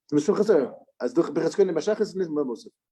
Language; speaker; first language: Dutch; non-native, learner; English